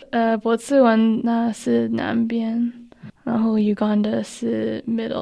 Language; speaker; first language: Chinese; early bilingual, heritage; Chinese